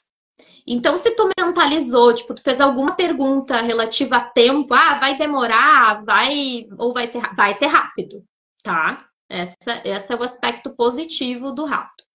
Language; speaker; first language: Portuguese; native; Portuguese